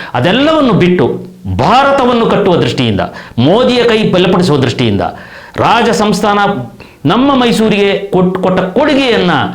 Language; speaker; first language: Kannada; non-native, local second language; Kodava